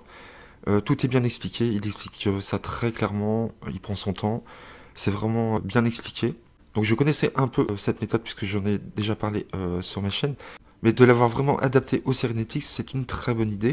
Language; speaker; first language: French; native; French